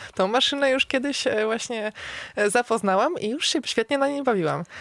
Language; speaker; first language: Polish; native; Polish